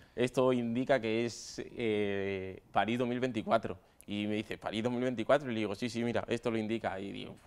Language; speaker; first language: Spanish; native; Spanish